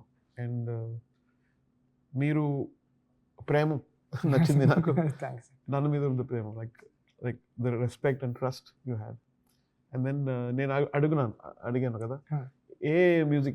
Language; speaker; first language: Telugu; non-native, learner; Tamil